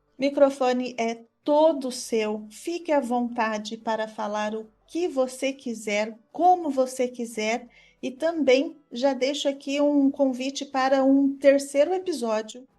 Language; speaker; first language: Portuguese; native; Portuguese